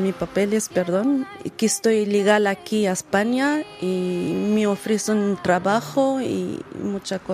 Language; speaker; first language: Spanish; non-native, learner; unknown